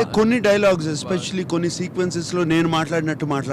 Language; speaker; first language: Telugu; native; Telugu